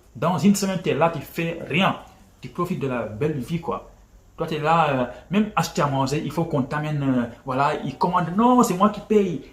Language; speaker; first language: French; non-native, local second language; Wolof